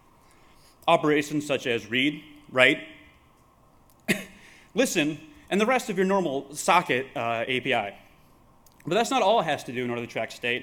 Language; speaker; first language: English; native; English